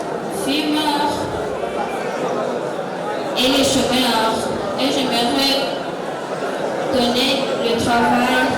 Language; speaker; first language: French; non-native, local second language; Rundi